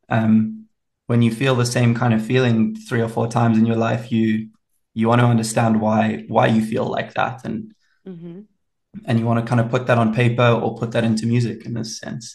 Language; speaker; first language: English; native; English